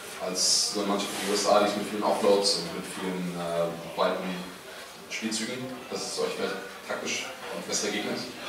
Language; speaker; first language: German; native; German